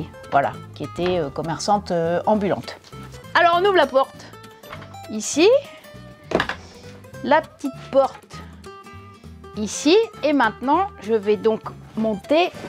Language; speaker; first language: French; native; French